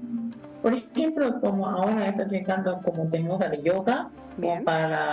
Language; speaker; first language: Spanish; non-native, learner; Japanese